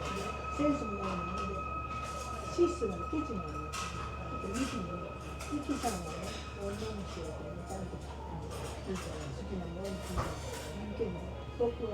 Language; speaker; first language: Japanese; native; Japanese